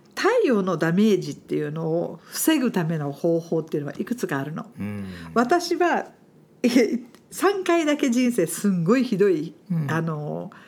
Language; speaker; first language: Japanese; non-native, fluent; English